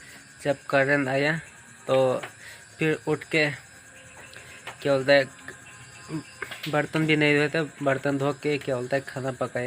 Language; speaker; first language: Hindi; non-native, local second language; Santali